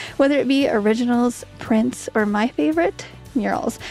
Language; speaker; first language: English; native; English